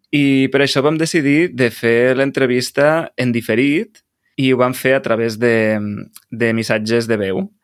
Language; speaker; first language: Catalan; native; Catalan